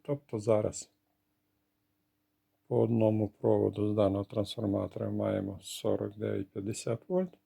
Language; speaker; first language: Ukrainian; native; Ukrainian